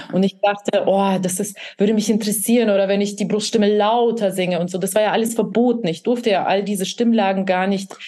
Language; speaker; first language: German; early bilingual, other home language; Russian